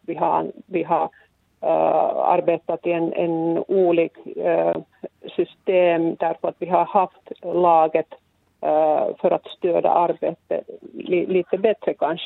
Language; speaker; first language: Swedish; non-native, local second language; Finnish